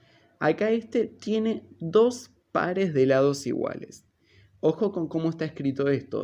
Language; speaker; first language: Spanish; native; Spanish